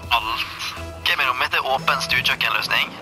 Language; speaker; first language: Norwegian; native; Norwegian